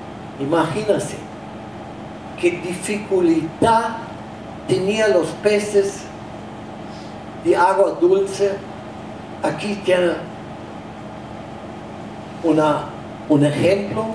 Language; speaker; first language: Spanish; non-native, fluent; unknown